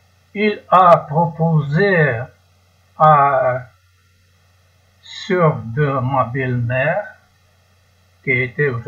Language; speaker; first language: French; non-native, learner; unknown